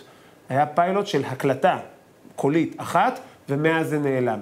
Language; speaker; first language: Hebrew; native; Hebrew